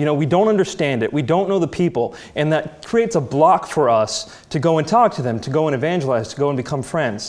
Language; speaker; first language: English; native; English